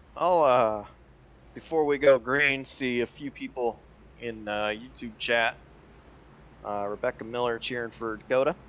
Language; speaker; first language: English; native; English